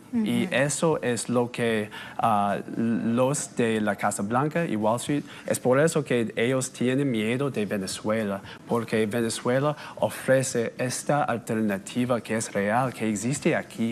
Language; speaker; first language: Spanish; non-native, fluent; English